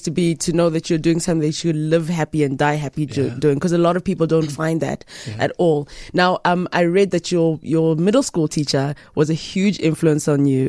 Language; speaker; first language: English; non-native, local second language; Ganda